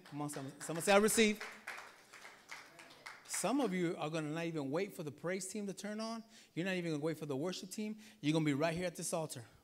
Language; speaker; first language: English; early bilingual, other home language; Spanish